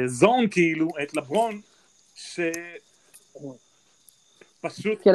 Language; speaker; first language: Hebrew; native; Hebrew